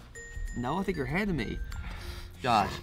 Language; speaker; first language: English; native; English